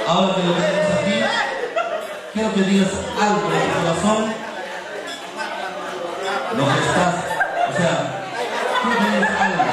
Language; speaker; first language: Spanish; native; Spanish